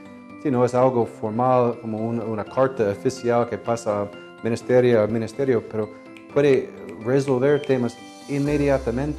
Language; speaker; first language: Spanish; non-native, fluent; English